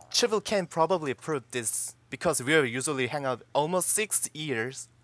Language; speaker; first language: English; non-native, learner; Korean